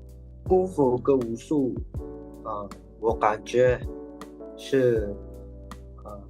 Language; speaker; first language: Chinese; non-native, learner; Indonesian